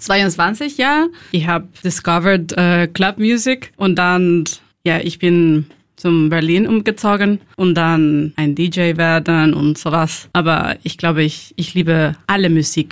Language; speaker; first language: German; non-native, learner; Spanish